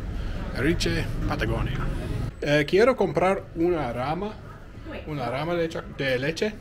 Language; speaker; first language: Spanish; non-native, learner; English